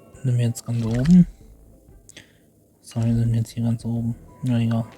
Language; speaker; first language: German; native; German